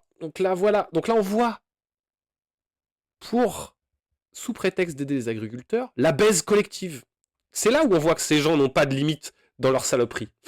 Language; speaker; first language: French; native; French